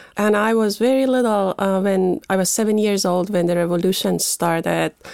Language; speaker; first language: English; non-native, fluent; Persian